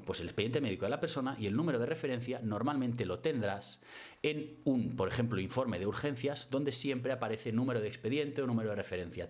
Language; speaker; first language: Spanish; native; Spanish